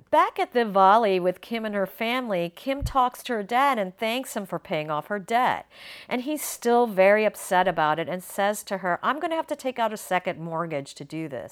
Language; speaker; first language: English; native; English